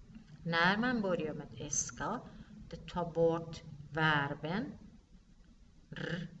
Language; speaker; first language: Swedish; non-native, fluent; Persian